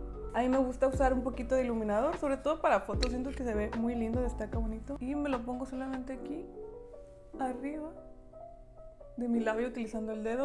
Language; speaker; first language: Spanish; native; Spanish